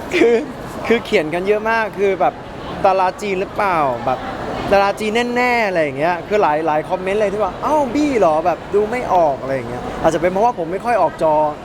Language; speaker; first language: Thai; early bilingual, heritage; Thai